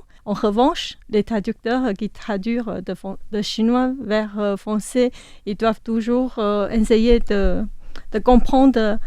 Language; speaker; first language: French; non-native, fluent; Chinese